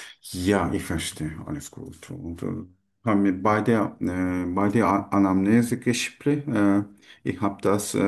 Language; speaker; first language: German; non-native, learner; Turkish